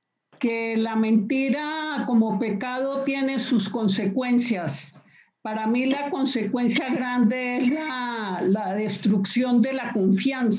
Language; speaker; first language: Spanish; native; Spanish